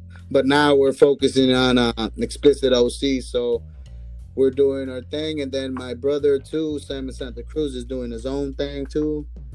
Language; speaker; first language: English; non-native, fluent; Spanish